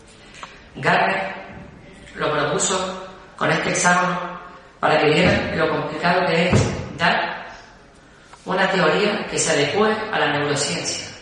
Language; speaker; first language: Spanish; native; Spanish